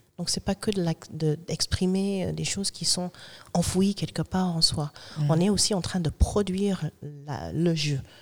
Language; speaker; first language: French; non-native, fluent; English